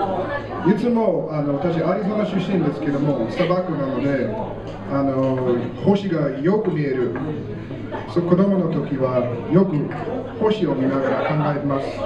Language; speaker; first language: Japanese; non-native, learner; English